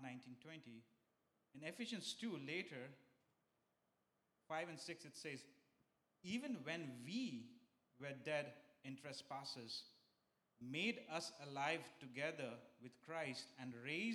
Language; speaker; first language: English; non-native, local second language; Bangla